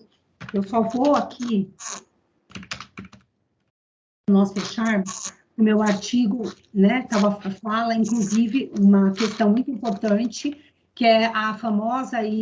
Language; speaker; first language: Portuguese; native; Portuguese